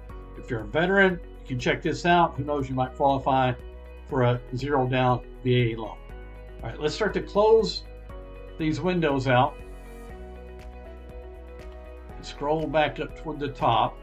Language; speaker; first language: English; native; English